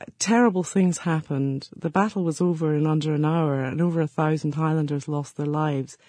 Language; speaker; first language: English; native; English